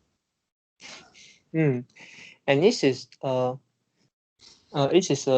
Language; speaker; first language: English; non-native, learner; Chinese